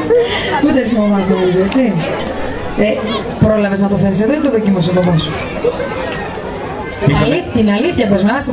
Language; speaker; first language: Greek; native; Greek